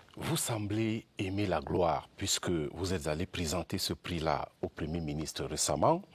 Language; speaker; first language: French; native; French